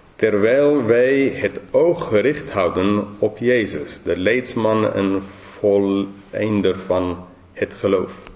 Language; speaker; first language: Dutch; non-native, fluent; English